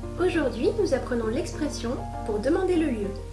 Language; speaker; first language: French; native; French